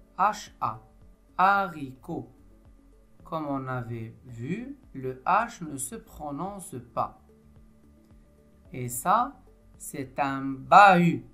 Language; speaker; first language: French; non-native, local second language; Arabic